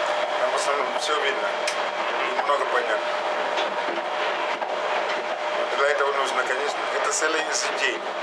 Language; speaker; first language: Russian; non-native, fluent; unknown